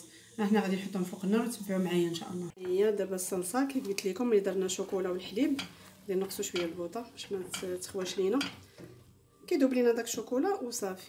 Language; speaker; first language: Arabic; native; Arabic